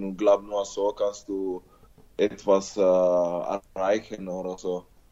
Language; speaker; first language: German; non-native, learner; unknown